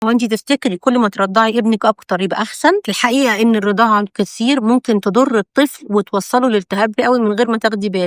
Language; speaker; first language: Arabic; native; Arabic